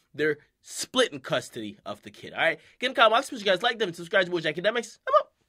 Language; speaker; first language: English; native; English